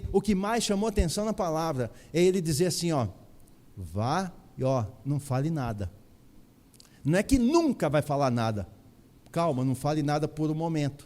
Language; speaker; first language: Portuguese; native; Portuguese